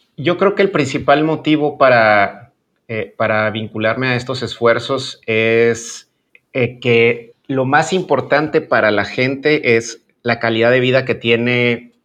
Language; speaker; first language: Spanish; native; Spanish